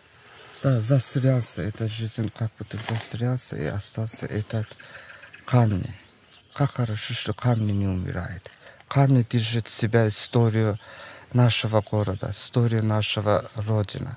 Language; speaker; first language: Russian; non-native, local second language; Azerbaijani